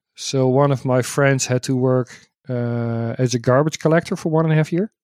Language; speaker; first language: English; non-native, fluent; Dutch